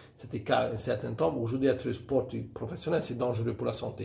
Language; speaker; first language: French; non-native, fluent; Hungarian